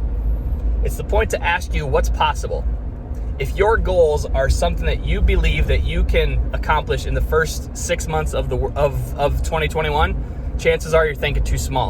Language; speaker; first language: English; native; English